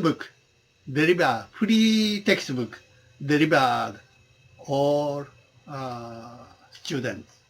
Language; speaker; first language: English; non-native, learner; Japanese